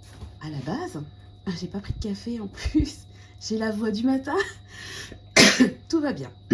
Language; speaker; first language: French; native; French